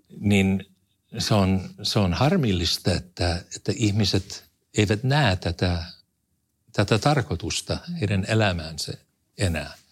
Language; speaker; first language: Finnish; non-native, fluent; English